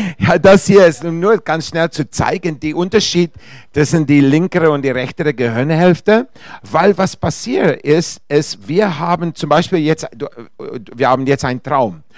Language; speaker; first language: German; non-native, fluent; Afrikaans